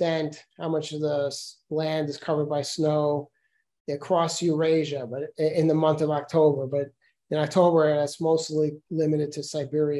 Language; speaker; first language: English; native; English